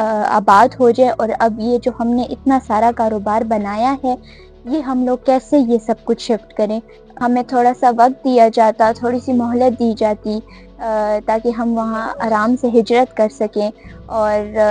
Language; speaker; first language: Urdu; non-native, local second language; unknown